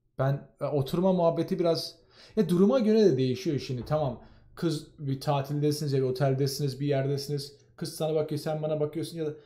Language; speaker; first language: Turkish; native; Turkish